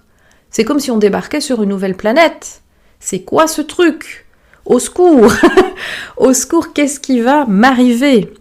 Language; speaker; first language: French; native; French